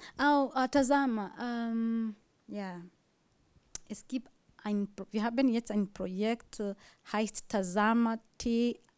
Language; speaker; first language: German; non-native, learner; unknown